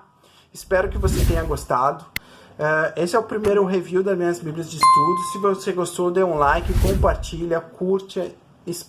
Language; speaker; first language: Portuguese; native; Portuguese